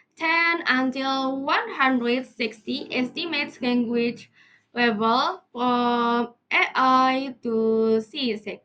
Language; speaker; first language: English; non-native, learner; Indonesian